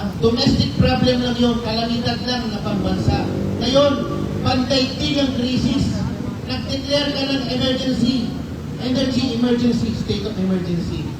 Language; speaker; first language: Filipino; native; Filipino